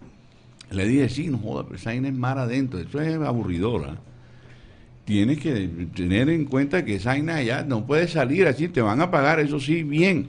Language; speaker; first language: Spanish; native; Spanish